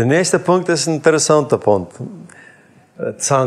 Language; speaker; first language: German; non-native, learner; Plautdietsch